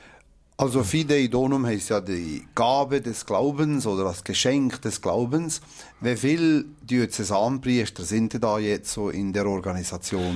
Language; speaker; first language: German; native; German